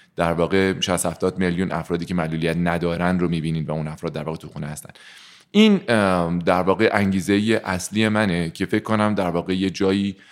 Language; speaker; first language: Persian; native; Persian